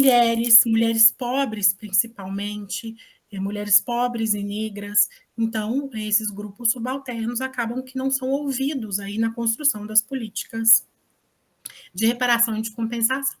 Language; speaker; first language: Portuguese; native; Portuguese